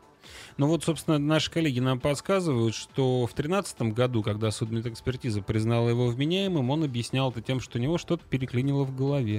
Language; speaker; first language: Russian; native; Russian